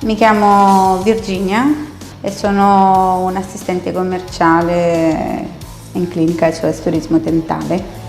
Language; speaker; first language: Italian; non-native, fluent; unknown